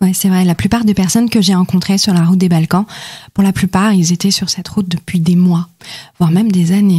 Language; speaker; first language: French; native; French